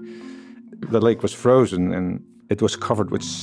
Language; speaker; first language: English; non-native, fluent; Dutch